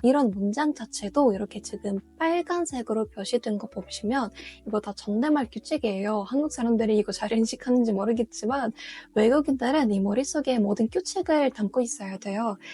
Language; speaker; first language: Korean; non-native, fluent; Russian